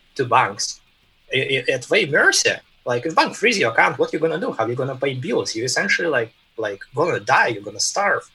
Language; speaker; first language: English; non-native, fluent; Russian